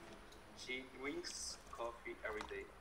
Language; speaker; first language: English; non-native, learner; Spanish